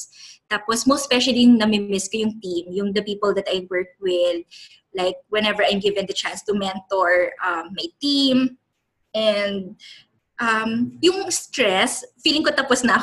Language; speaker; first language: English; non-native, local second language; Filipino